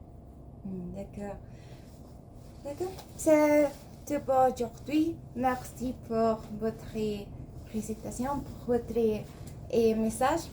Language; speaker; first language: French; non-native, learner; Spanish